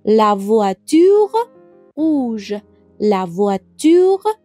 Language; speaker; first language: French; non-native, fluent; Persian